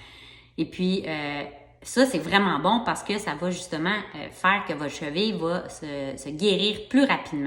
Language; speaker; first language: French; native; French